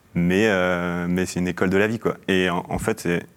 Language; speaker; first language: French; native; French